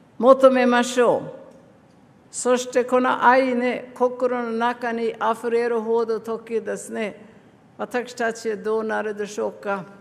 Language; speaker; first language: Japanese; non-native, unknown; Swedish